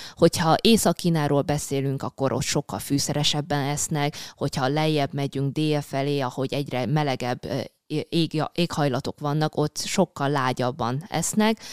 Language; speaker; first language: Hungarian; early bilingual, other home language; Chinese